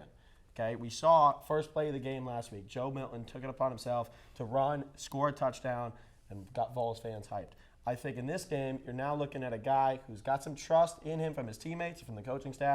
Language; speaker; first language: English; native; English